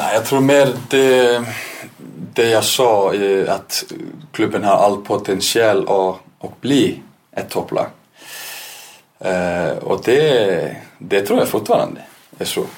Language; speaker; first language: Swedish; non-native, fluent; Icelandic